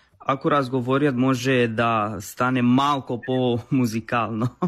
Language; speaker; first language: Bulgarian; non-native, learner; Romanian